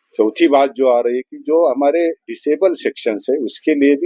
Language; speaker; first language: Hindi; non-native, local second language; Marathi